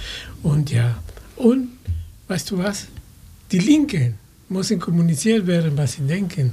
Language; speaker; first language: German; non-native, fluent; Spanish